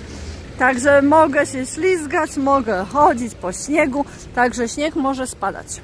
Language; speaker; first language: Polish; native; Polish